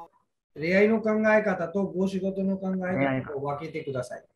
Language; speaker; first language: Japanese; non-native, fluent; Hindi